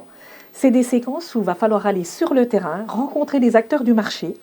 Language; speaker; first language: French; native; French